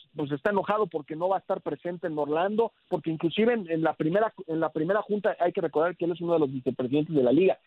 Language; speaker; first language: Spanish; early bilingual, heritage; Spanish